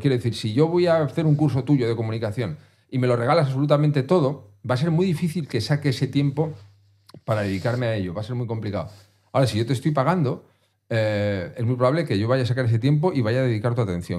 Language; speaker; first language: Spanish; native; Spanish